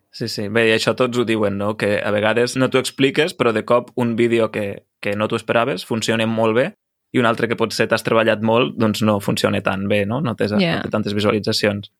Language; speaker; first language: Catalan; native; Catalan